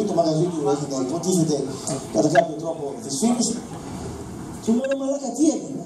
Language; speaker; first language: Greek; native; Greek